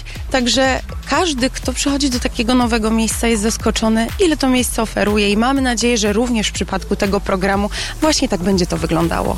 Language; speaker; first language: Polish; native; Polish